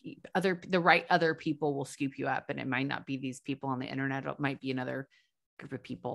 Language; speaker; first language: English; native; English